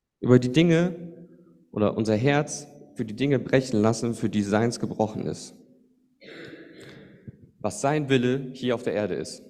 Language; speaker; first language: German; native; German